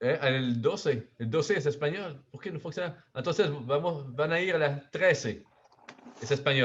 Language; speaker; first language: Spanish; non-native, learner; French